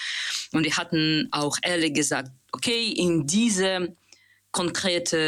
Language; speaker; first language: German; non-native, learner; Russian